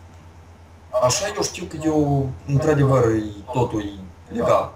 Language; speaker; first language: Romanian; non-native, local second language; Russian